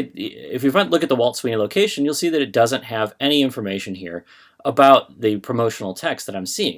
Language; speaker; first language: English; native; English